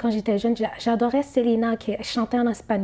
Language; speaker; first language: French; non-native, fluent; Arabic